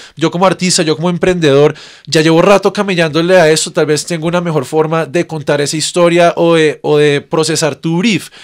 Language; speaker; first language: Spanish; native; Spanish